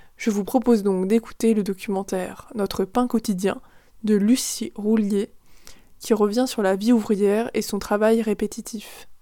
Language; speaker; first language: French; native; French